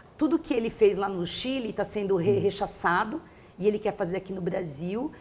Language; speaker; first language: Portuguese; native; Portuguese